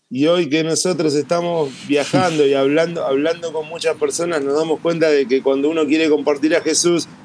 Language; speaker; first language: Spanish; native; Spanish